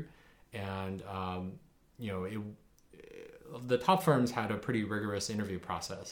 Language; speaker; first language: English; early bilingual, other home language; Chinese